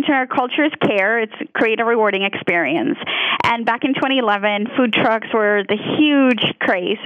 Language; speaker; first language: English; non-native, fluent; Spanish